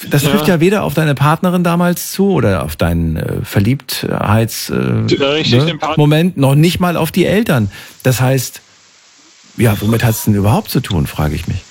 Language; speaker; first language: German; native; German